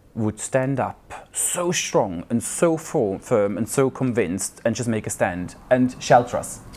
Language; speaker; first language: English; non-native, fluent; Swiss German